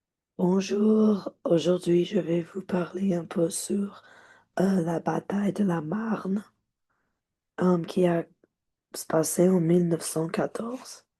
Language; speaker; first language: French; non-native, learner; English